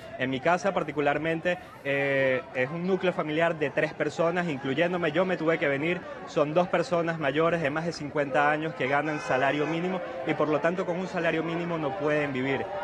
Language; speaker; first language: Spanish; native; Spanish